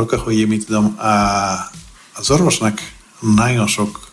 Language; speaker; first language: Hungarian; non-native, fluent; Greek